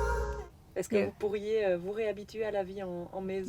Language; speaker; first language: French; native; French